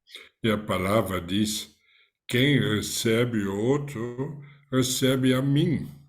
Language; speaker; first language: Portuguese; non-native, fluent; German